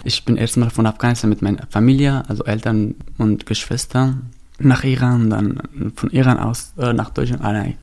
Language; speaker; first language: German; non-native, fluent; Persian